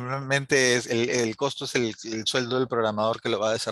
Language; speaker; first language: Spanish; native; Spanish